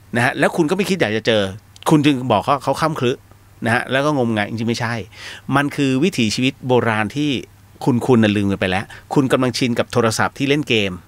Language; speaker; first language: Thai; native; Thai